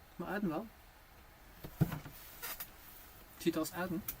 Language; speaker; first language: Dutch; native; Dutch